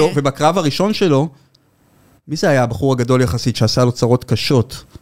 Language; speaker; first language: Hebrew; native; Hebrew